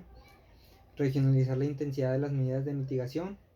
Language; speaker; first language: Spanish; native; Spanish